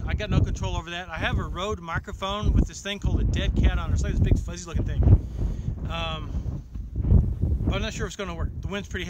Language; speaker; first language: English; native; English